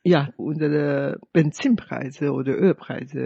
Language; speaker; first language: German; non-native, fluent; Chinese